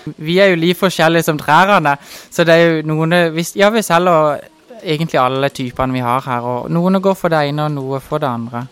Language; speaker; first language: Norwegian; native; Norwegian